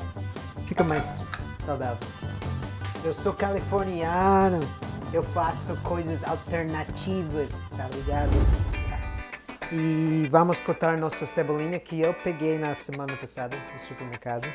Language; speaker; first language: Portuguese; non-native, fluent; English